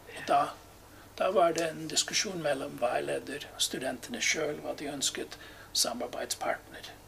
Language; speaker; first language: Norwegian; non-native, fluent; English